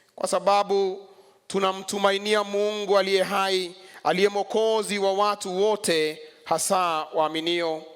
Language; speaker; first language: Swahili; non-native, local second language; Kikuyu